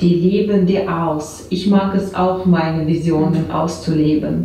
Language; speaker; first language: German; non-native, learner; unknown